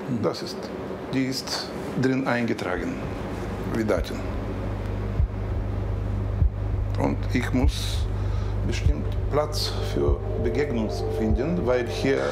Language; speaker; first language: German; non-native, learner; Bulgarian